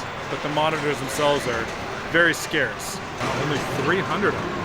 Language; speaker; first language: English; native; English